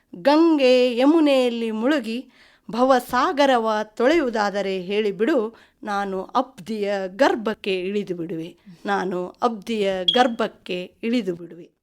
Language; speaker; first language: Kannada; non-native, local second language; Lambadi